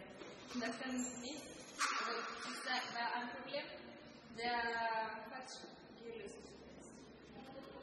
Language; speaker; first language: German; non-native, learner; Spanish